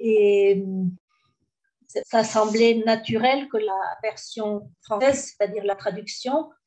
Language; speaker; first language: French; early bilingual, heritage; French